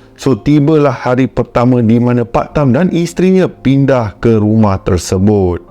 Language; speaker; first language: Malay; native; Malay